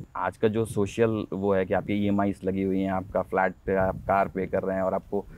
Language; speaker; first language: Hindi; native; Hindi